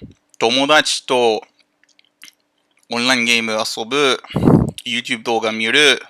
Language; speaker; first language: Japanese; non-native, learner; English